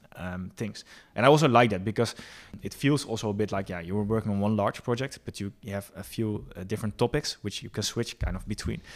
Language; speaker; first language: English; non-native, fluent; Dutch